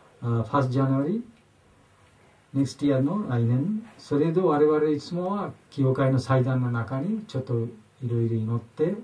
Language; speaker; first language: Japanese; non-native, learner; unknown